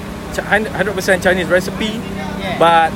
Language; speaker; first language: English; non-native, local second language; Malay